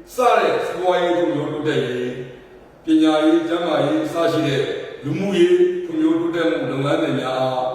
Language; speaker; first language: Burmese; non-native, local second language; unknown